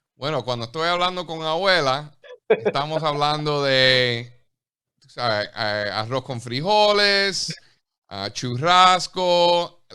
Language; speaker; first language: Spanish; early bilingual, heritage; Spanish